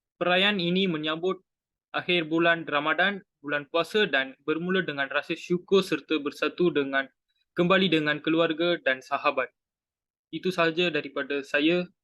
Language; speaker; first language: Malay; non-native, local second language; Tamil